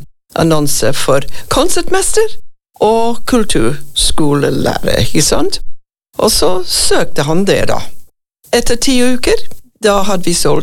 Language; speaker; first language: Norwegian; non-native, fluent; English